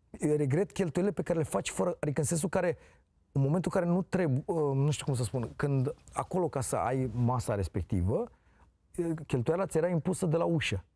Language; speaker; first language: Romanian; native; Romanian